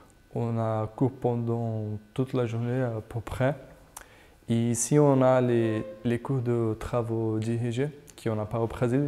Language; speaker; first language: French; non-native, fluent; Portuguese